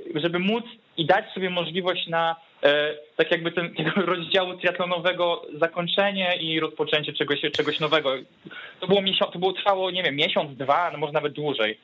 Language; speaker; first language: Polish; native; Polish